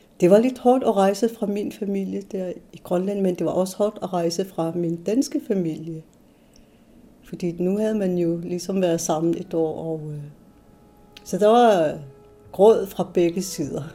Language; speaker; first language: Danish; non-native, local second language; Kalaallisut